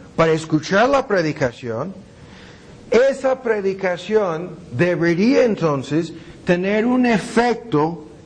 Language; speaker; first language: Spanish; non-native, fluent; English